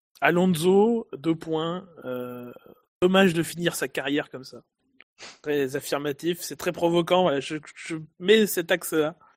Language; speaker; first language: French; native; French